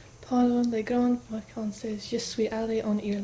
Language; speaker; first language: French; non-native, learner; English